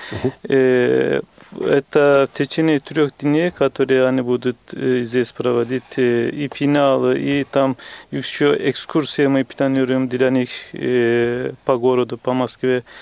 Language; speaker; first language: Russian; non-native, fluent; Turkish